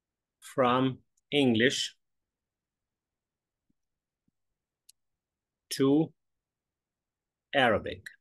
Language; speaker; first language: English; non-native, fluent; Arabic